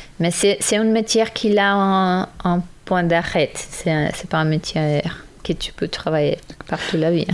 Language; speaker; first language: French; non-native, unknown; Portuguese